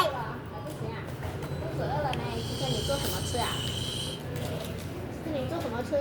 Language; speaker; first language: Chinese; non-native, fluent; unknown